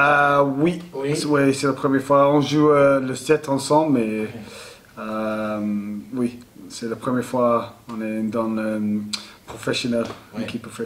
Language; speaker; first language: French; non-native, learner; English